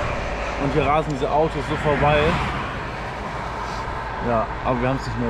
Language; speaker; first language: German; native; German